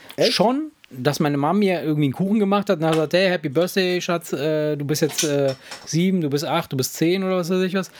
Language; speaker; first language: German; early bilingual, other home language; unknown